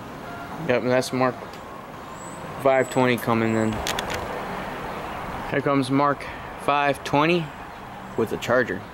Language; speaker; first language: English; native; English